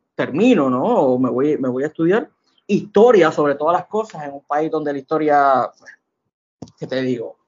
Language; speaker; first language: Spanish; native; Spanish